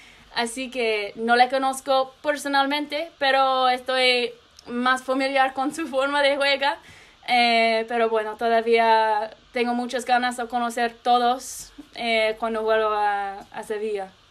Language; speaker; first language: Spanish; non-native, learner; English